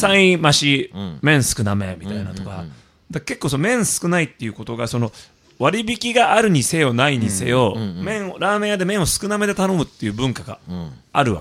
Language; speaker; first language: Japanese; native; Japanese